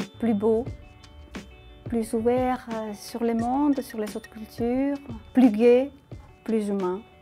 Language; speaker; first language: French; non-native, fluent; Spanish